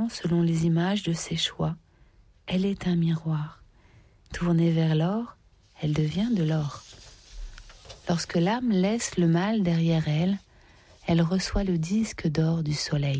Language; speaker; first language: French; native; French